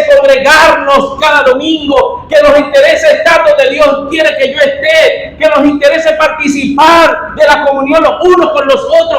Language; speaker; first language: Spanish; native; Spanish